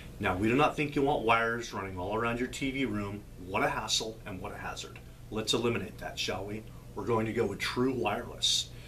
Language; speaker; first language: English; native; English